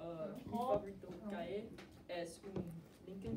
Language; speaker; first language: Spanish; non-native, learner; English